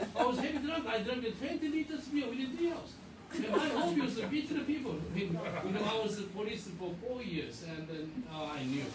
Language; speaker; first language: English; non-native, learner; Korean